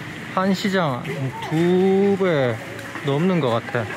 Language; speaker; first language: Korean; native; Korean